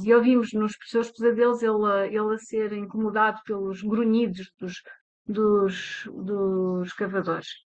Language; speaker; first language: Portuguese; native; Portuguese